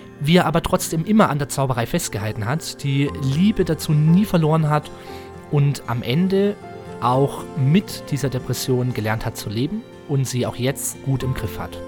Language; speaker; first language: German; native; German